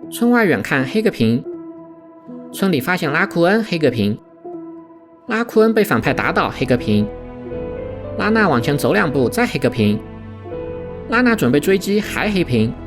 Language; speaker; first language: Chinese; native; Chinese